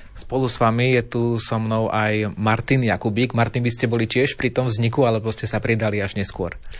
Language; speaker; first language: Slovak; native; Slovak